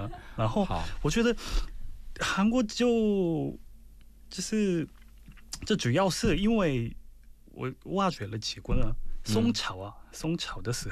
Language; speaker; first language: Chinese; non-native, fluent; Korean